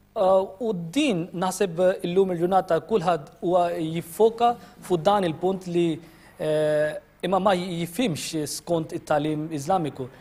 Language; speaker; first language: Maltese; non-native, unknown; Urdu